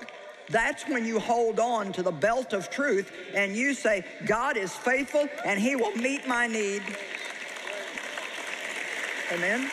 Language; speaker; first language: English; native; English